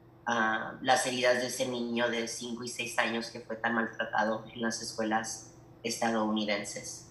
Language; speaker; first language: Spanish; early bilingual, heritage; Spanish